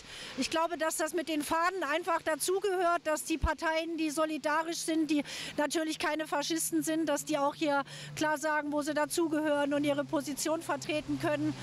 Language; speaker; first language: German; native; German